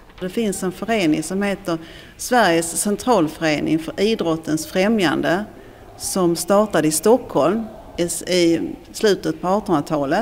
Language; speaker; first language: Swedish; native; Swedish